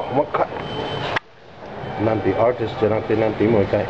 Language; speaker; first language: Japanese; non-native, fluent; English